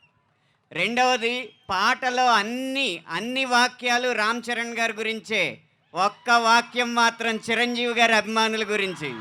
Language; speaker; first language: Telugu; native; Telugu